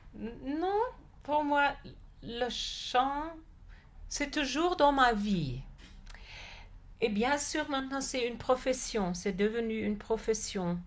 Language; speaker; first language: French; non-native, fluent; German